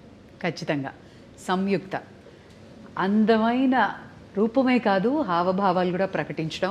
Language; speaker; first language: Telugu; native; Telugu